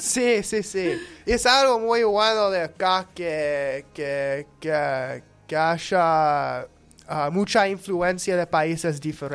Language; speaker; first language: Spanish; non-native, learner; English